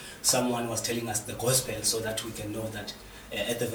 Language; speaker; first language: English; non-native, local second language; Xhosa